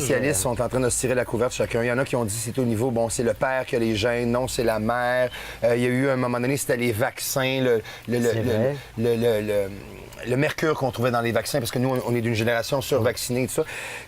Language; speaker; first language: French; native; French